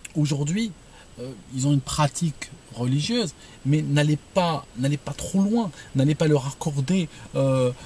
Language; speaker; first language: French; non-native, local second language; Arabic